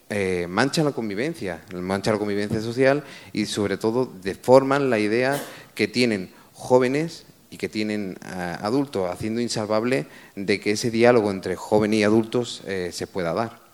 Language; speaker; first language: Spanish; native; Spanish